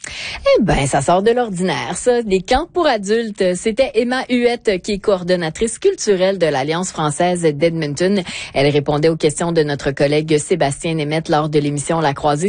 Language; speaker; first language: French; native; French